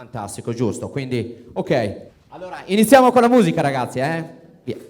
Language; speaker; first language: Italian; native; Italian